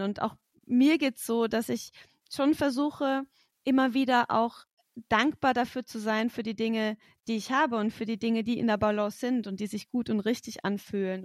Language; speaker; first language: German; native; German